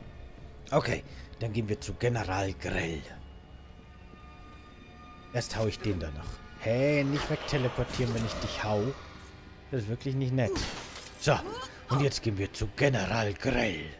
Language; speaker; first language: German; native; German